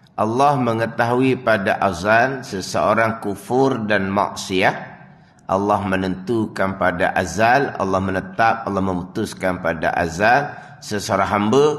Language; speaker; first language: Malay; native; Malay